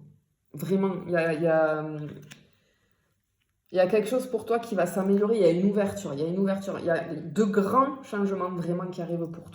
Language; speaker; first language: French; native; French